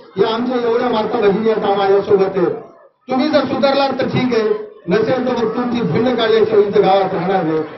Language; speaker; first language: Marathi; non-native, local second language; Lambadi